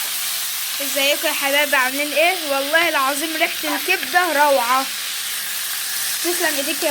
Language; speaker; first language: Arabic; native; Arabic